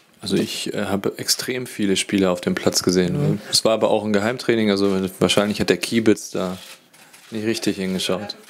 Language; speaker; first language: German; native; German